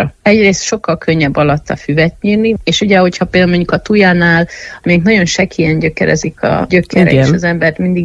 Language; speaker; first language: Hungarian; native; Hungarian